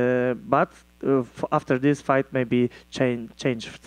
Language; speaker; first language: English; non-native, learner; Polish